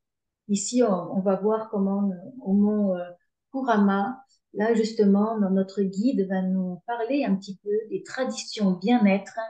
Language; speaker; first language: French; native; French